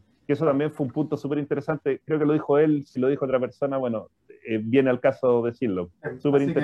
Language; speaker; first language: Spanish; native; Spanish